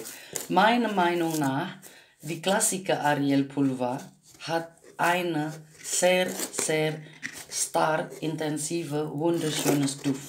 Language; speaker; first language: German; non-native, learner; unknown